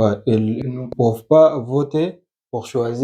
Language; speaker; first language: French; non-native, learner; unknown